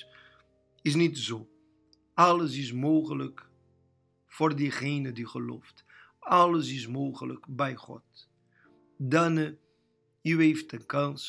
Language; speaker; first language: Dutch; non-native, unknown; Portuguese